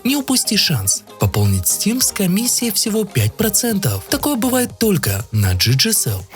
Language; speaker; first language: Russian; native; Russian